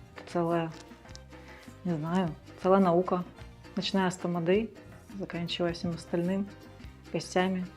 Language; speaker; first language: Russian; early bilingual, other home language; Georgian